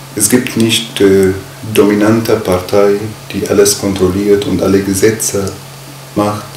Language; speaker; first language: German; non-native, fluent; Arabic